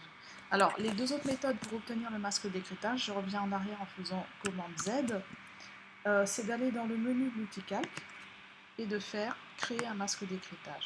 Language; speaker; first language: French; native; French